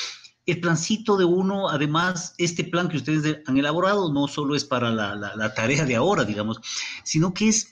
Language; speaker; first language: Spanish; native; Spanish